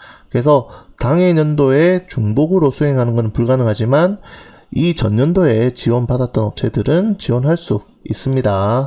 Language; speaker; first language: Korean; native; Korean